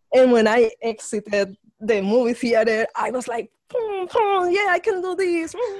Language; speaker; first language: English; non-native, fluent; Spanish